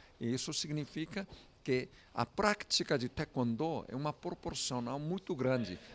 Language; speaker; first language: Portuguese; non-native, fluent; Korean